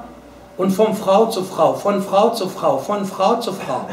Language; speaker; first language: German; non-native, fluent; Arabic